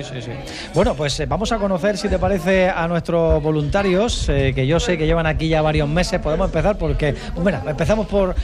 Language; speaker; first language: Spanish; native; Spanish